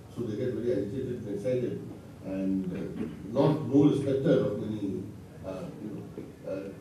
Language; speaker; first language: English; non-native, local second language; Bangla